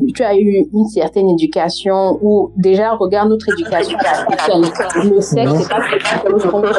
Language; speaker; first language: French; native; French